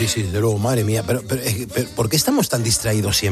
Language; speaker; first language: Spanish; native; Spanish